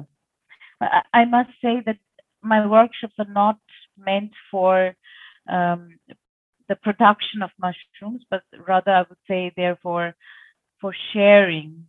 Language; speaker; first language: English; non-native, local second language; Bangla